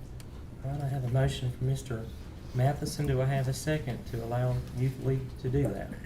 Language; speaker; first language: English; native; English